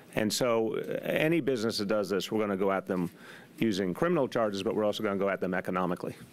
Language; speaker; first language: English; native; English